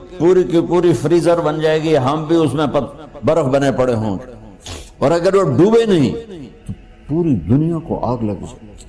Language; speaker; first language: Urdu; non-native, local second language; Punjabi